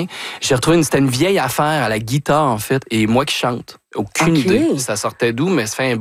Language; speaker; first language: French; native; French